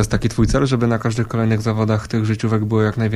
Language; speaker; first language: Polish; native; Polish